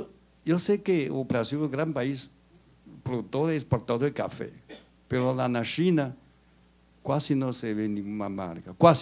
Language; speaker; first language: Portuguese; non-native, learner; Chinese